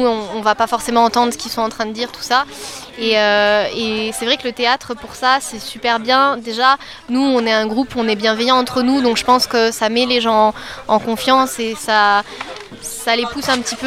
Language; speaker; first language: French; native; French